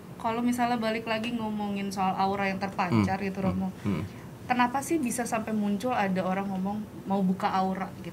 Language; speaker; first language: Indonesian; native; Indonesian